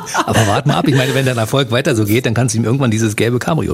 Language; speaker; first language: German; native; German